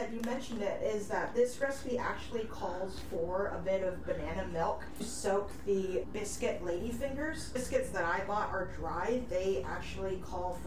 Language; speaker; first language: English; native; English